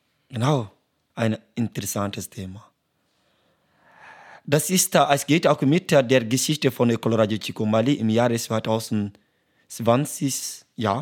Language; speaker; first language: German; non-native, learner; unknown